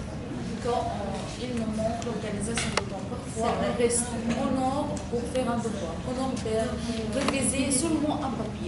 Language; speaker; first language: French; non-native, fluent; Arabic